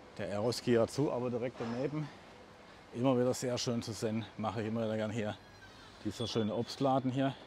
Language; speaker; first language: German; native; German